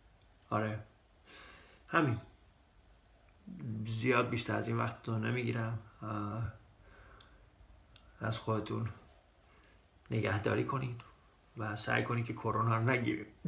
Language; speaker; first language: Persian; early bilingual, heritage; Persian